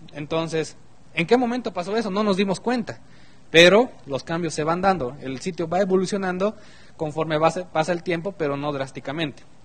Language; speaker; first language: Spanish; native; Spanish